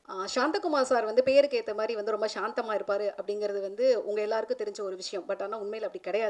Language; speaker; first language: Tamil; native; Tamil